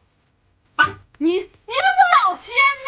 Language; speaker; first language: Chinese; native; Chinese